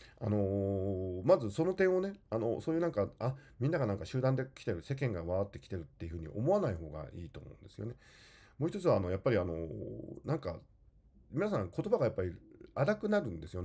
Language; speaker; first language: Japanese; native; Japanese